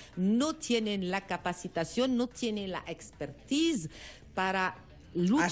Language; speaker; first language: Spanish; non-native, learner; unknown